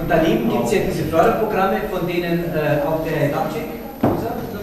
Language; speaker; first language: German; native; German